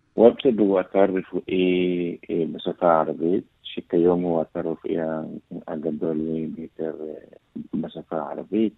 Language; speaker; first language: Hebrew; non-native, local second language; Arabic